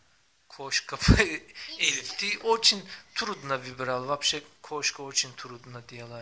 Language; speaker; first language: Russian; non-native, learner; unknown